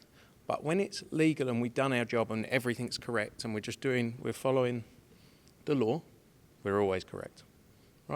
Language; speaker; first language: English; native; English